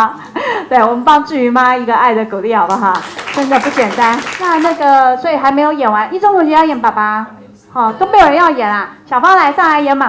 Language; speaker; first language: Chinese; native; Chinese